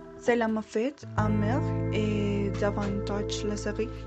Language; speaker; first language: French; non-native, learner; Spanish